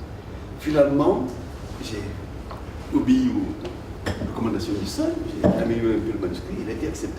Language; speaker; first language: French; non-native, local second language; Fula